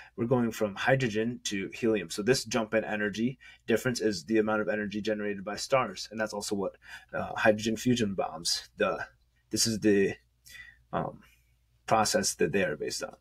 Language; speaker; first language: English; native; English